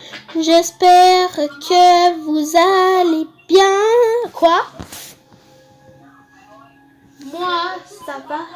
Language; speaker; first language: French; native; French